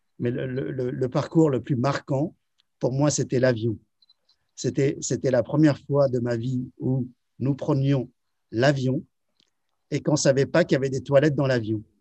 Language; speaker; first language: French; early bilingual, other home language; Chinese